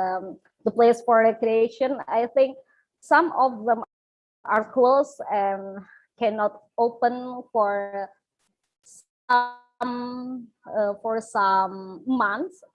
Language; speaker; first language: English; non-native, learner; Indonesian